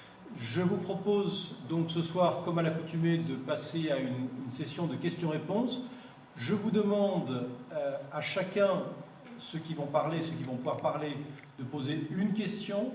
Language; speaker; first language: French; native; French